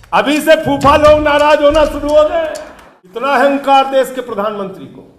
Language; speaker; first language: Hindi; native; Hindi